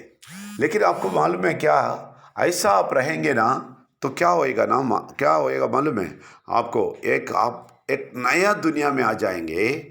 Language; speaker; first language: Hindi; non-native, local second language; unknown